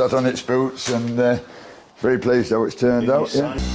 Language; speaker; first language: English; native; English